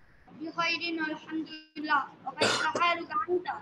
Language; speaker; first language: Arabic; non-native, learner; Bangla